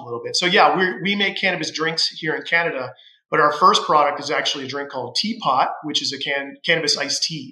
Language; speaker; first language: English; native; English